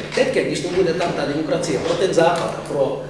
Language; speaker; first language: Czech; non-native, fluent; Arabic